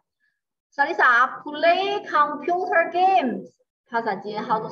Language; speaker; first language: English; non-native, learner; Chinese